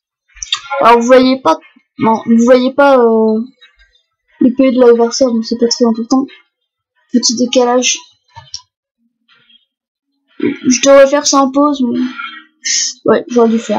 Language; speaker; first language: French; native; French